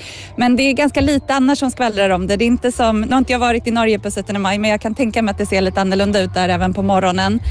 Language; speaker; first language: Swedish; native; Swedish